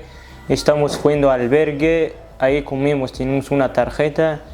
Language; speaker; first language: Spanish; non-native, learner; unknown